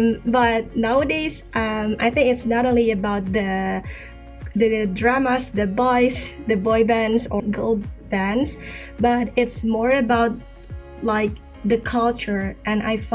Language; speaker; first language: English; non-native, fluent; Indonesian